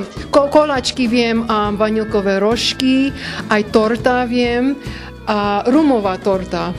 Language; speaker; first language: Slovak; early bilingual, heritage; Slovak